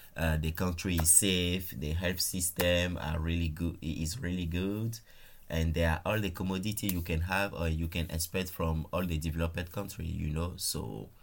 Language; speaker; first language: English; non-native, fluent; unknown